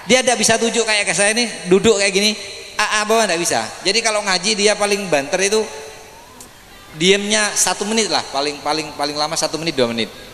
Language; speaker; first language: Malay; non-native, local second language; Madurese